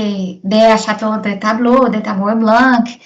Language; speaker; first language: French; non-native, learner; Portuguese